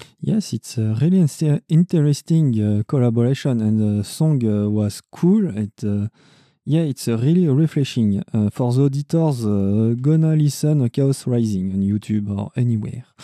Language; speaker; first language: English; non-native, learner; French